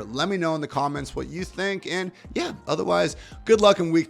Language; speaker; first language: English; native; English